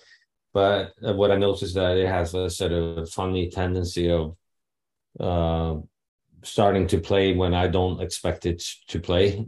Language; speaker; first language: English; non-native, fluent; Norwegian